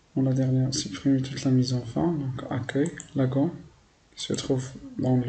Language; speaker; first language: French; non-native, local second language; Arabic